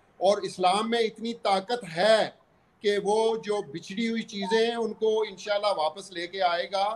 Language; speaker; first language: Urdu; non-native, local second language; Punjabi